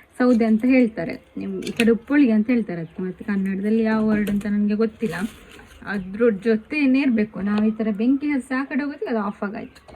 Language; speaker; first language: Kannada; non-native, local second language; Tulu